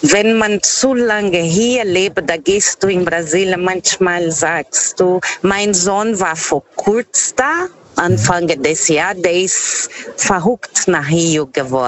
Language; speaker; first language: German; non-native, learner; Portuguese